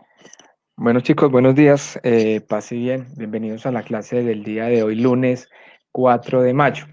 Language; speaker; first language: Spanish; native; Spanish